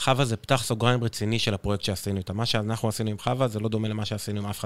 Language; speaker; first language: Hebrew; native; Hebrew